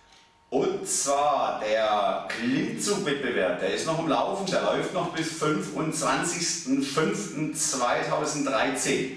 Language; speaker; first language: German; native; German